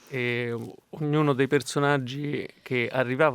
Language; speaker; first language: Italian; native; Italian